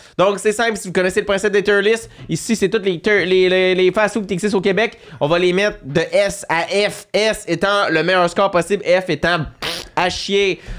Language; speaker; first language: French; native; French